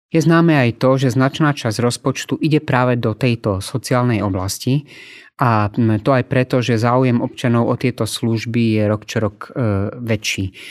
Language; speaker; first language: Slovak; native; Slovak